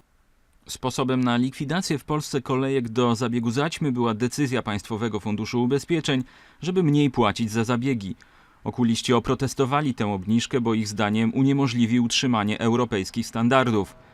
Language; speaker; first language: Polish; native; Polish